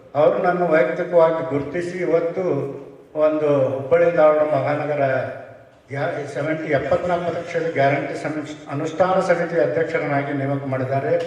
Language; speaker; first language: Kannada; native; Kannada